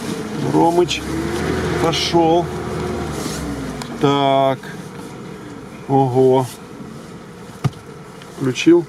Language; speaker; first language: Russian; native; Russian